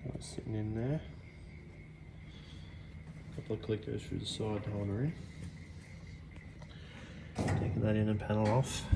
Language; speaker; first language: English; native; English